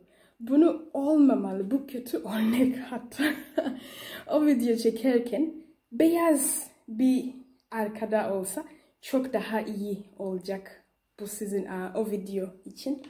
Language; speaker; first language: Turkish; non-native, learner; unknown